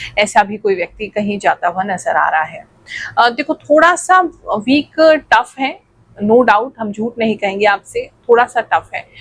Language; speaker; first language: Hindi; native; Hindi